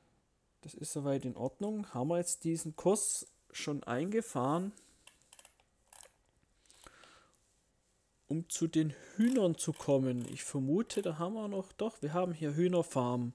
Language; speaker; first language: German; native; German